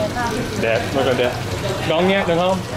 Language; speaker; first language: Vietnamese; non-native, learner; English